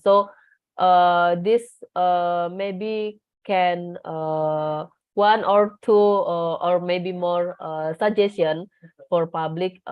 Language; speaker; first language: English; non-native, learner; Indonesian